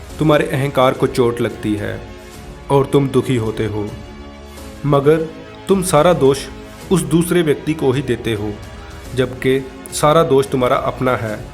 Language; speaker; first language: Hindi; native; Hindi